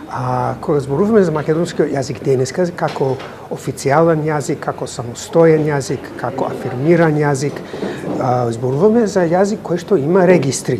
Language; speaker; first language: Macedonian; non-native, fluent; English